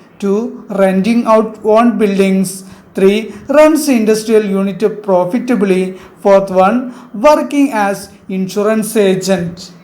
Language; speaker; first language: English; non-native, local second language; Malayalam